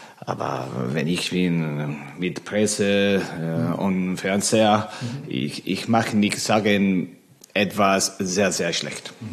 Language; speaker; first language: German; non-native, learner; Spanish